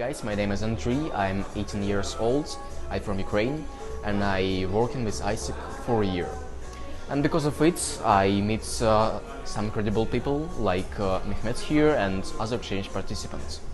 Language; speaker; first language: English; non-native, learner; Russian